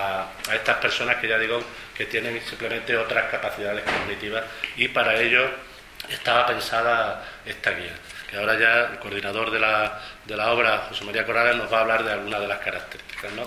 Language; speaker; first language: Spanish; native; Spanish